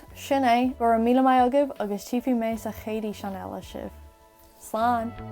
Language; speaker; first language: Irish; non-native, local second language; English